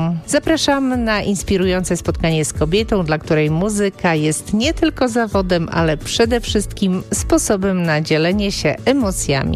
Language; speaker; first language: Polish; native; Polish